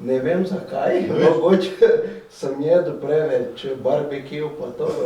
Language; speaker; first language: Slovenian; non-native, fluent; Portuguese